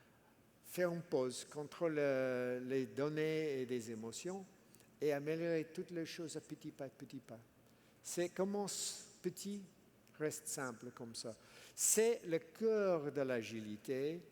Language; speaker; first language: French; non-native, fluent; English